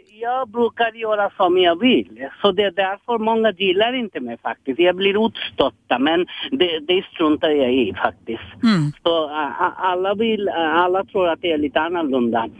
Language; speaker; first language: Swedish; non-native, learner; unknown